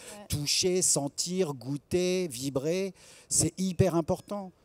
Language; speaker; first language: French; native; French